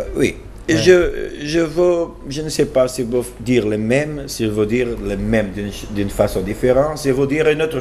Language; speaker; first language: French; non-native, learner; Portuguese